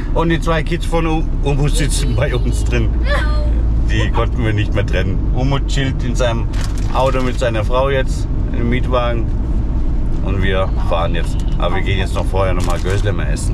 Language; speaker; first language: German; native; German